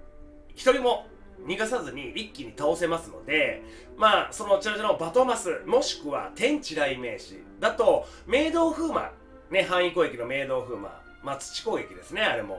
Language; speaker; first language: Japanese; native; Japanese